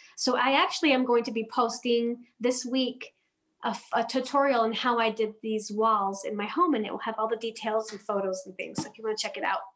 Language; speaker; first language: English; non-native, fluent; Danish